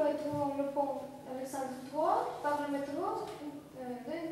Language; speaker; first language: French; non-native, learner; Russian